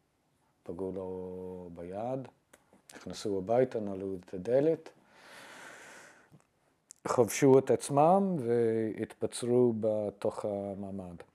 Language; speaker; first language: Hebrew; non-native, fluent; English